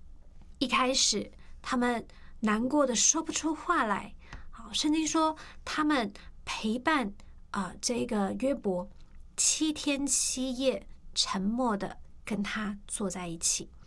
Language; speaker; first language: Chinese; native; Chinese